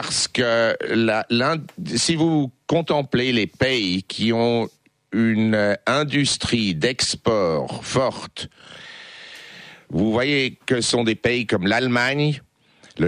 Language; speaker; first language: French; non-native, local second language; Swiss German